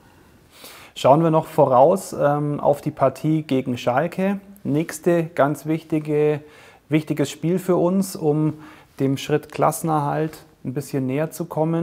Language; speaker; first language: German; native; German